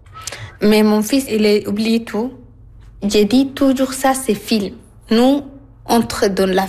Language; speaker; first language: French; non-native, learner; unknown